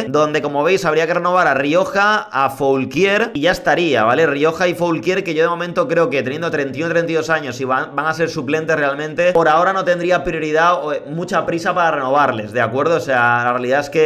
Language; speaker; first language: Spanish; native; Spanish